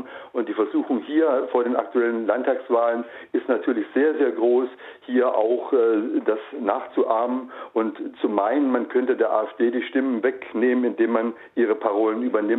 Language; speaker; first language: German; native; German